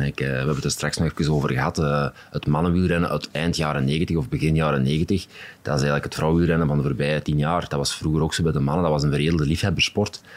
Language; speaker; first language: Dutch; native; Dutch